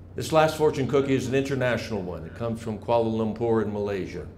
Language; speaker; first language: English; native; English